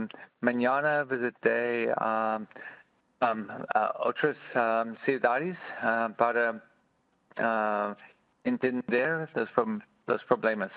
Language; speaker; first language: Spanish; non-native, learner; English